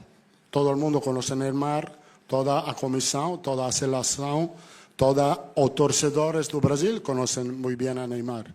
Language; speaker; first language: Portuguese; non-native, learner; Italian